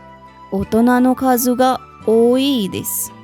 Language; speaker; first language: Japanese; non-native, fluent; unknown